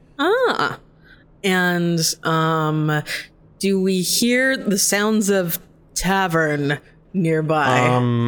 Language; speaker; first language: English; native; English